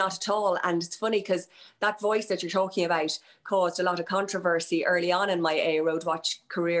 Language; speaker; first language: English; native; English